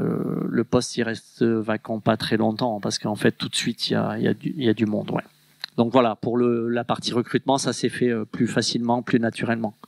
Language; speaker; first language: French; native; French